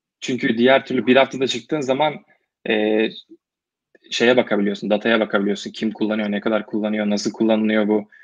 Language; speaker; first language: Turkish; native; Turkish